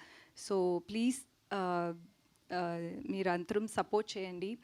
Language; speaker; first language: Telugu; non-native, learner; Tamil